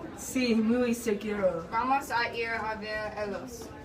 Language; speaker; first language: Spanish; non-native, learner; English